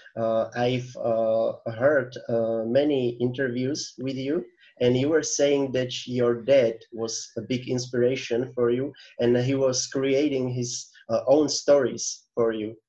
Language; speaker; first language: English; non-native, fluent; Slovak